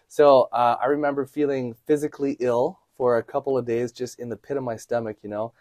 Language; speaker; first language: English; native; English